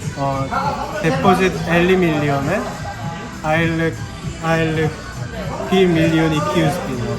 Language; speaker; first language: Turkish; non-native, learner; Korean